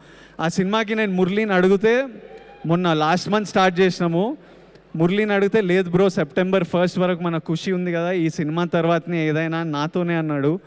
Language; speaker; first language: Telugu; native; Telugu